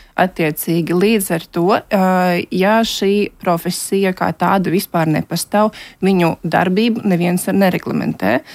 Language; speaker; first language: Latvian; non-native, local second language; Russian